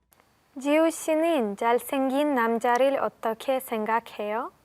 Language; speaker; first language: Korean; non-native, learner; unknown